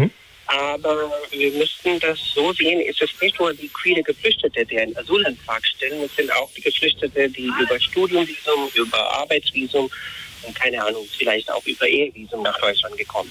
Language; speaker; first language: German; non-native, fluent; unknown